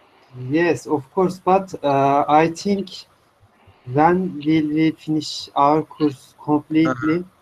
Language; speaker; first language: English; non-native, learner; Turkish